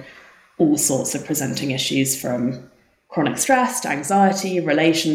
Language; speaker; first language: English; native; English